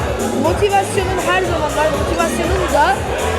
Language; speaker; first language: Turkish; early bilingual, heritage; Turkish